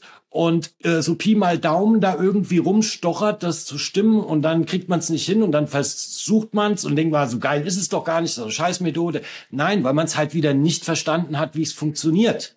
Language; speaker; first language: German; native; German